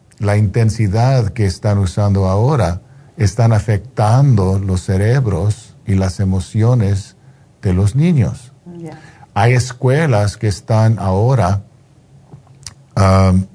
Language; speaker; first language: Spanish; non-native, fluent; English